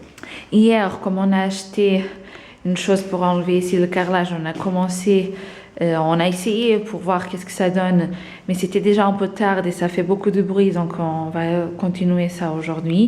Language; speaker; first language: French; non-native, fluent; Portuguese